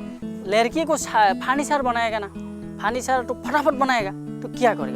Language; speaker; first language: Hindi; non-native, local second language; Assamese